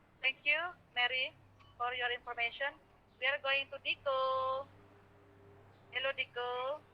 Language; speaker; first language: English; non-native, fluent; Indonesian